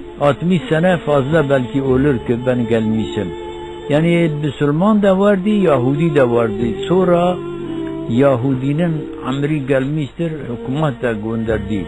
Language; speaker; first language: Turkish; non-native, local second language; Kurdish